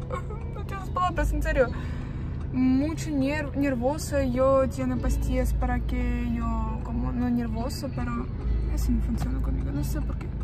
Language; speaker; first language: Spanish; non-native, learner; Russian